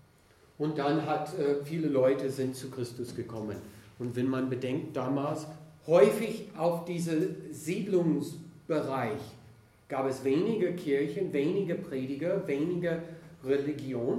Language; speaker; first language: German; non-native, fluent; English